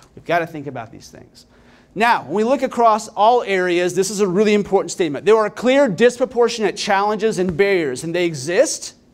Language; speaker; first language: English; native; English